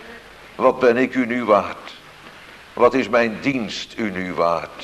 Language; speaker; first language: Dutch; native; Dutch